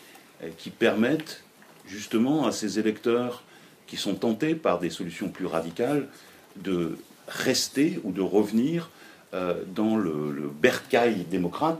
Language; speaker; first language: French; native; French